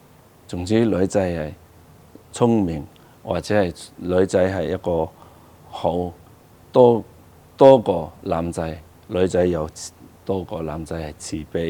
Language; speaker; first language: Cantonese; non-native, fluent; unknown